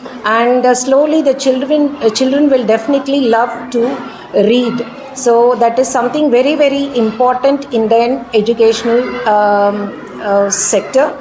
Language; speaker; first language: English; non-native, local second language; Tamil